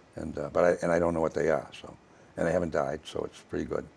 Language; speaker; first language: English; native; English